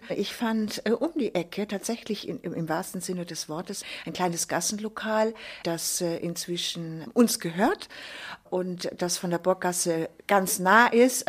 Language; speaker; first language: German; native; German